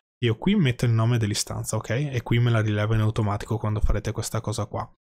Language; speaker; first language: Italian; native; Italian